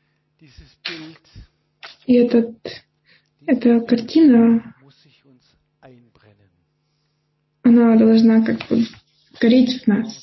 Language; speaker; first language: Russian; non-native, fluent; German